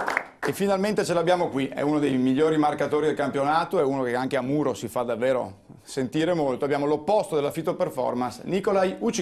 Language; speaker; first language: Italian; native; Italian